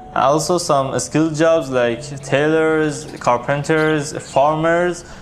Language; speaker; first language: English; non-native, fluent; Persian